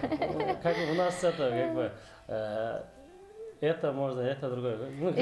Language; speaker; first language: Russian; non-native, local second language; Kyrgyz